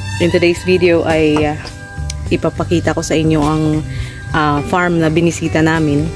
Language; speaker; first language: Filipino; non-native, local second language; Waray